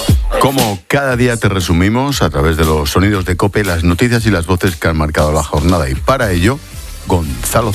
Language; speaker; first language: Spanish; native; Spanish